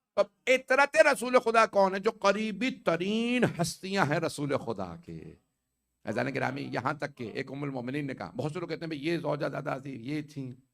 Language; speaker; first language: Urdu; native; Urdu